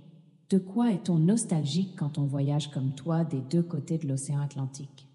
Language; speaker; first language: French; native; French